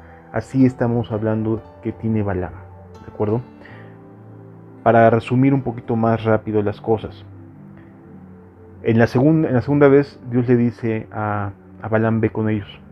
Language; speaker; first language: Spanish; native; Spanish